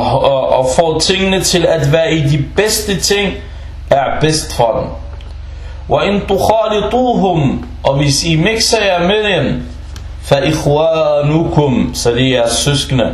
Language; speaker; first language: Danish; early bilingual, other home language; Arabic